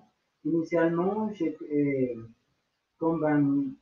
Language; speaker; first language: French; non-native, learner; Spanish